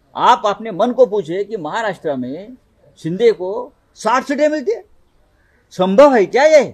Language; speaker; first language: Hindi; non-native, local second language; Marathi